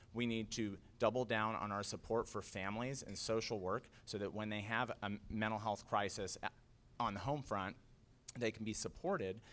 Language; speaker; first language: English; native; English